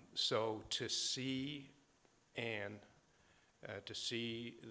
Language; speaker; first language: English; native; English